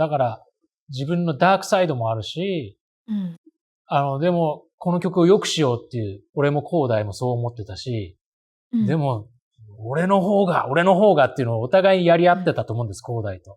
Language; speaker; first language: Japanese; native; Japanese